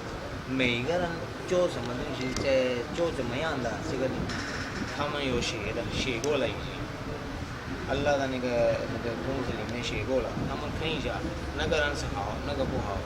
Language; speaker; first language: Chinese; non-native, learner; Punjabi